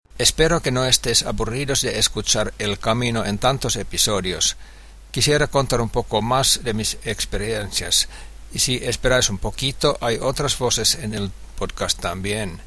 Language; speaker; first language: Spanish; non-native, fluent; Finnish